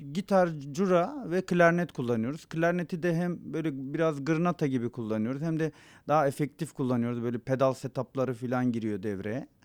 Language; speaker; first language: Turkish; non-native, local second language; Zaza